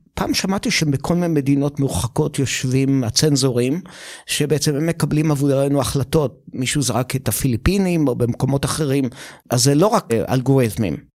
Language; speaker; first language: Hebrew; native; Hebrew